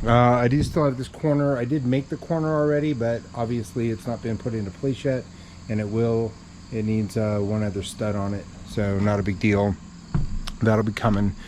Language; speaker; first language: English; native; English